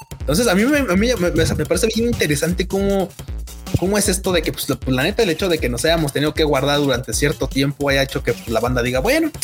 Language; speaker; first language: Spanish; native; Spanish